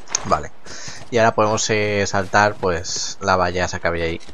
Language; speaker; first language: Spanish; native; Spanish